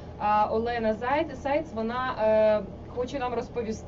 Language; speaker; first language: Ukrainian; native; Ukrainian